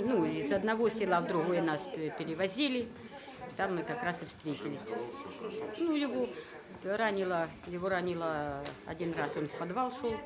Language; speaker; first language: Russian; native; Russian